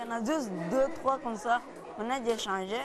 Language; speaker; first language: French; non-native, learner; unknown